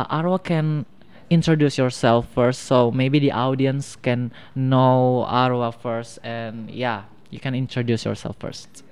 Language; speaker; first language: English; non-native, fluent; Indonesian